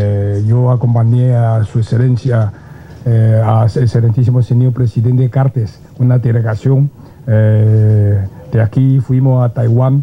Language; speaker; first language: Spanish; non-native, learner; Chinese